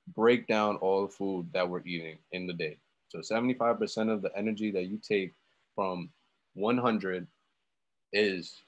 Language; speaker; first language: English; native; English